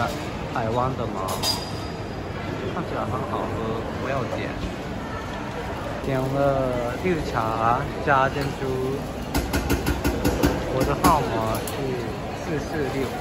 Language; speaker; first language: Chinese; non-native, fluent; Japanese